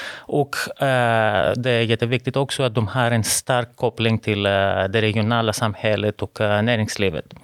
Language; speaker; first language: Swedish; non-native, fluent; Greek